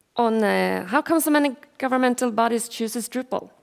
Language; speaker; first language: English; non-native, fluent; Swedish